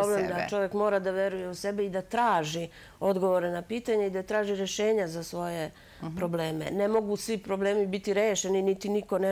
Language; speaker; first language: Serbian; native; Serbian